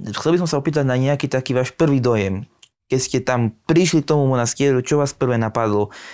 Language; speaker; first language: Slovak; native; Slovak